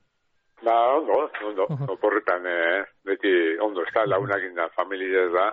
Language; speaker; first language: Basque; native; Basque